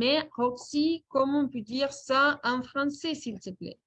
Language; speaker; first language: French; non-native, fluent; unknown